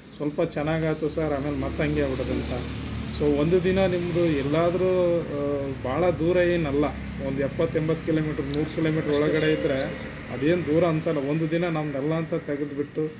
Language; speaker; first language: Kannada; native; Kannada